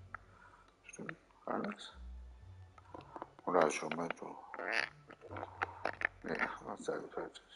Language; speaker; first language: German; non-native, learner; Vietnamese